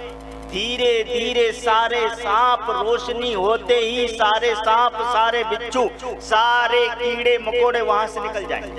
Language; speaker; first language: Urdu; native; Urdu